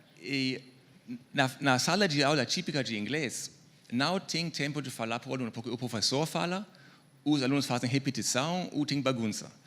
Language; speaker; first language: Portuguese; non-native, fluent; German